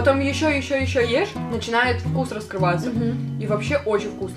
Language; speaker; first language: Russian; native; Russian